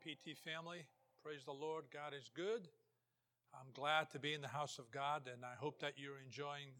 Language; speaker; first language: English; early bilingual, other home language; Portuguese